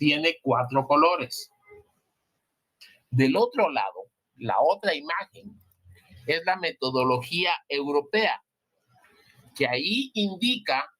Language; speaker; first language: Spanish; native; Spanish